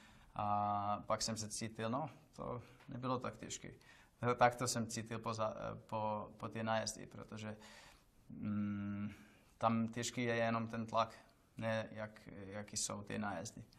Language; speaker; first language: Czech; non-native, learner; Finnish